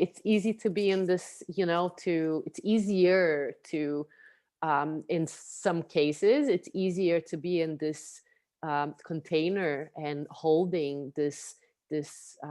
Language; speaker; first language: English; non-native, fluent; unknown